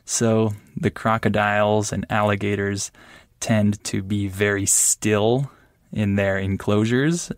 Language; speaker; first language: English; native; English